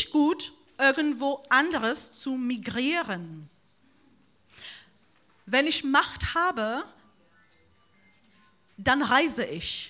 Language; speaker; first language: German; non-native, fluent; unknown